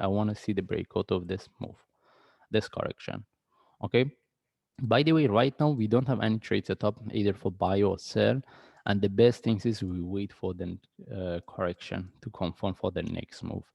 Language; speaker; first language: English; non-native, fluent; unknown